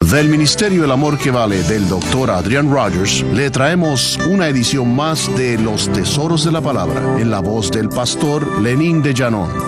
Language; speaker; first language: Spanish; native; Spanish